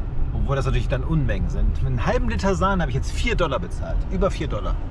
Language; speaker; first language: German; native; German